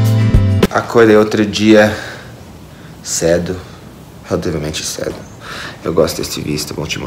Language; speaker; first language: Portuguese; non-native, fluent; English